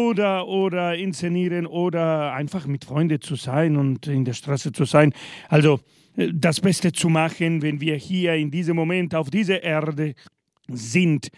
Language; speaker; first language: German; non-native, fluent; Spanish